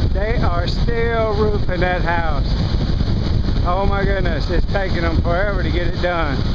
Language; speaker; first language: English; native; English